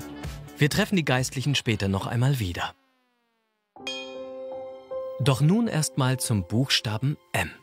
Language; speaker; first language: German; native; German